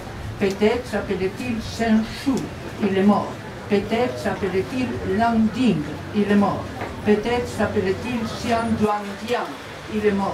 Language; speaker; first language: French; non-native, fluent; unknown